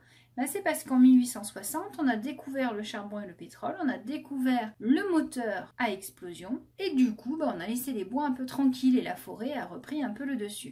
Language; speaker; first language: French; native; French